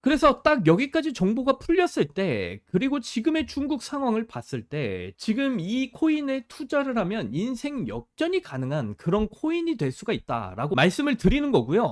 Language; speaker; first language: Korean; native; Korean